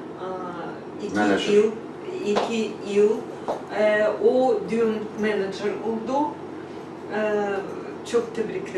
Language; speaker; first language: Turkish; non-native, learner; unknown